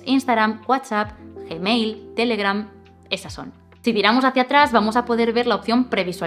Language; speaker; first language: Spanish; native; Spanish